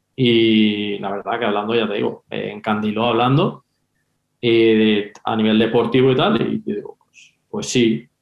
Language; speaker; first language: Spanish; native; Spanish